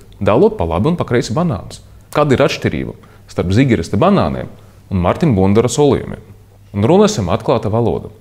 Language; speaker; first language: Latvian; non-native, local second language; Russian